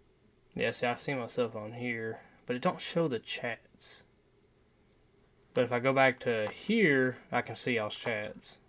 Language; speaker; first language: English; native; English